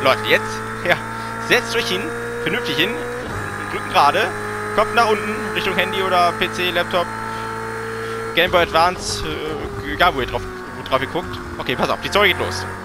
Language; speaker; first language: German; native; German